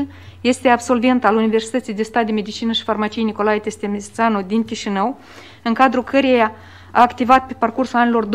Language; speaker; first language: Romanian; native; Romanian